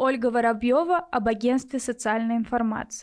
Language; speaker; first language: Russian; native; Russian